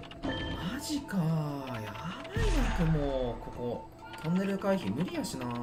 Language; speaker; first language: Japanese; native; Japanese